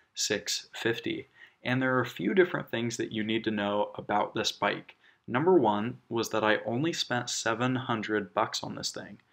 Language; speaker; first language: English; native; English